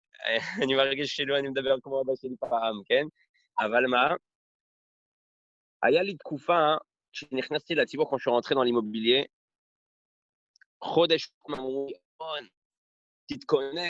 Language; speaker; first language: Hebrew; non-native, fluent; French